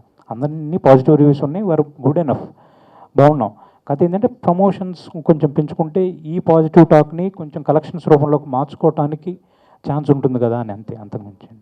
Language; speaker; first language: Telugu; native; Telugu